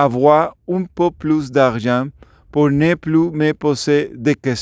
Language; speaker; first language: French; non-native, learner; Spanish